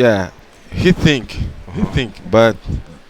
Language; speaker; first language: English; non-native, learner; Portuguese